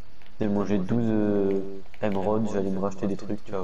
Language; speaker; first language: French; native; French